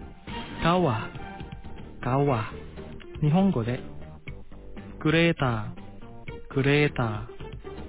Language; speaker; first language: Japanese; non-native, fluent; Indonesian